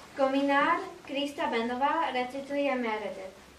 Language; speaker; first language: Czech; native; Czech